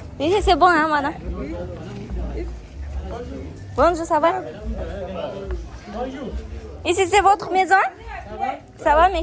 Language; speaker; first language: French; non-native, learner; Kazakh